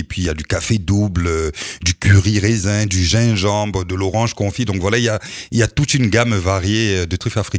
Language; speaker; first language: French; native; French